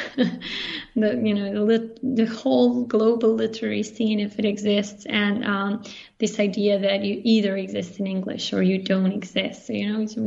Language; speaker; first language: English; non-native, fluent; Serbian